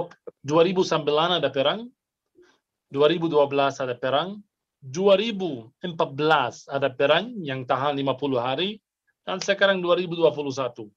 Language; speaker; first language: Indonesian; non-native, fluent; Arabic